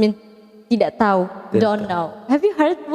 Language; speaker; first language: English; non-native, learner; Indonesian